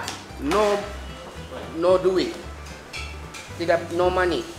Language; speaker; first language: English; non-native, learner; Indonesian